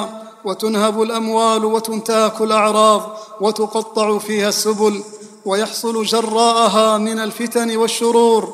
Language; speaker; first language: Arabic; native; Arabic